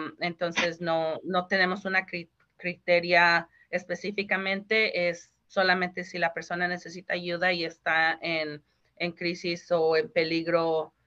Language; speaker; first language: Spanish; early bilingual, heritage; Spanish